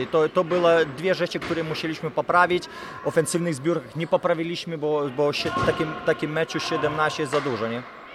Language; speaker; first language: Polish; non-native, fluent; Lithuanian